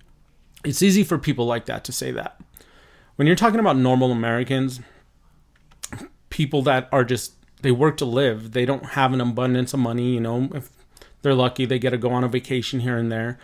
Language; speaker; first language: English; native; English